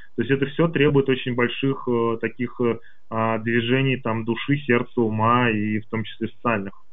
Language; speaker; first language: Russian; native; Russian